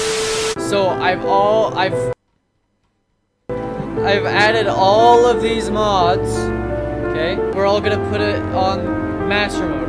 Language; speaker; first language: English; native; English